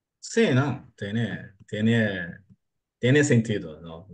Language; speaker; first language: Spanish; non-native, learner; Portuguese